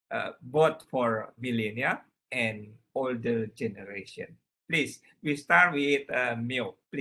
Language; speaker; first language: English; non-native, learner; Indonesian